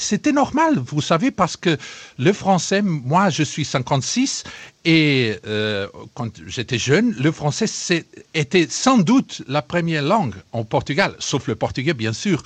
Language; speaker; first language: French; non-native, fluent; Portuguese